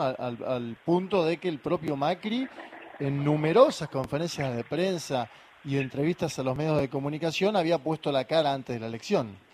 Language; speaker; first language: Spanish; native; Spanish